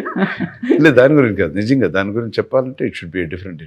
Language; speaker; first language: Telugu; native; Telugu